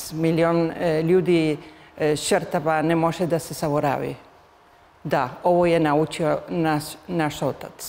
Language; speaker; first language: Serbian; early bilingual, heritage; Spanish